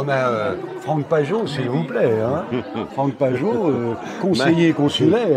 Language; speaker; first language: French; native; French